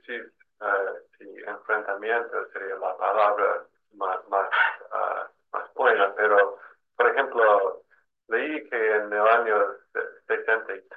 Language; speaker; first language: Spanish; non-native, fluent; English